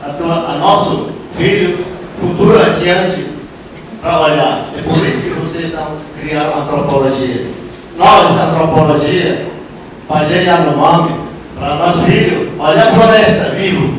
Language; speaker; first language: Portuguese; non-native, local second language; Yanomámi